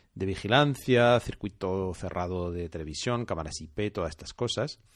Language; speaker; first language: Spanish; non-native, fluent; French